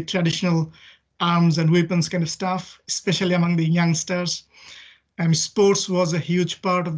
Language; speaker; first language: English; non-native, local second language; Bangla